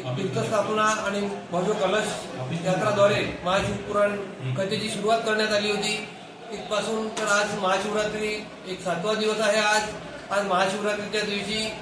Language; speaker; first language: Marathi; native; Marathi